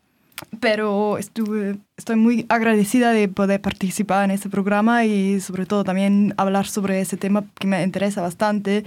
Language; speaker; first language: Spanish; non-native, learner; German